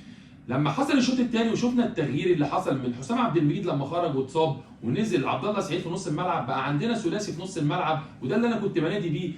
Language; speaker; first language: Arabic; native; Arabic